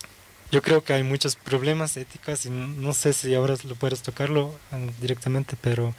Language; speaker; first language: Spanish; early bilingual, heritage; Dutch